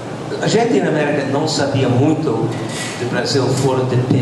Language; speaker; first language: Portuguese; non-native, fluent; English